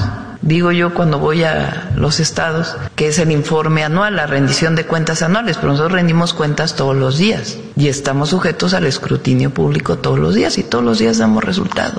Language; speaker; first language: Spanish; native; Spanish